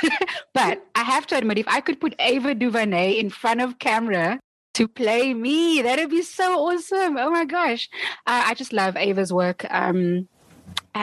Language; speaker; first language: English; non-native, local second language; Afrikaans